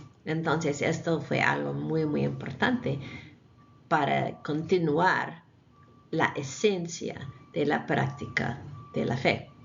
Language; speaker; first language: Spanish; non-native, fluent; English